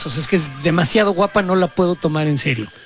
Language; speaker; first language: Spanish; native; Spanish